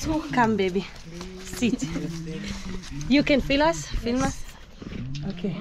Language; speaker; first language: English; non-native, learner; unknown